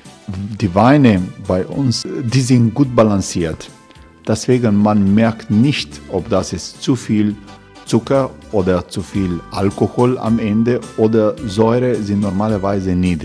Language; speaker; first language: German; non-native, fluent; Croatian